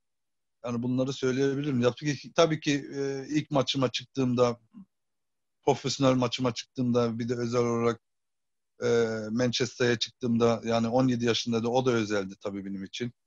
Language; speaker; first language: Turkish; early bilingual, heritage; Turkish